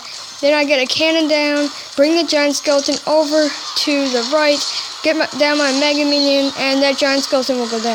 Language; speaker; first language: English; native; English